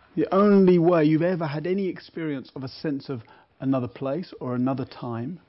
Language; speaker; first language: English; native; English